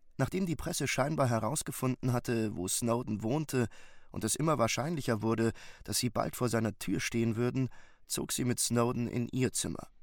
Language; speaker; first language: German; native; German